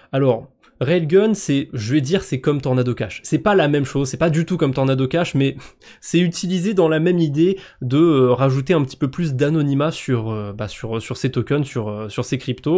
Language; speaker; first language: French; native; French